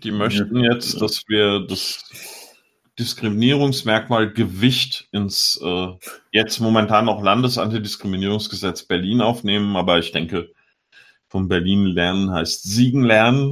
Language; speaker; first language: German; native; German